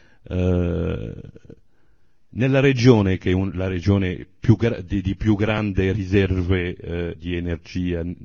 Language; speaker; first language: Italian; non-native, fluent; Arabic